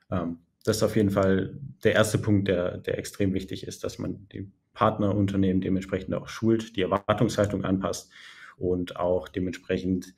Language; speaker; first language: German; native; German